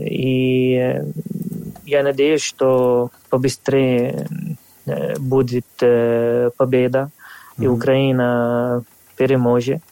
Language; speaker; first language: Russian; non-native, fluent; Arabic